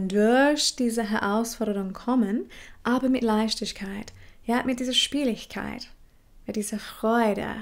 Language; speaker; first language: German; non-native, fluent; English